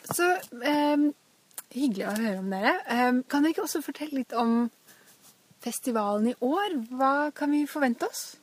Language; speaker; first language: Norwegian; native; Norwegian